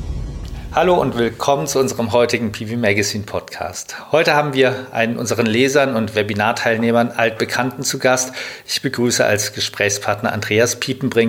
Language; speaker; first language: German; native; German